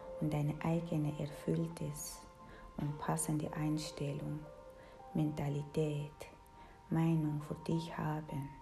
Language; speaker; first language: German; non-native, fluent; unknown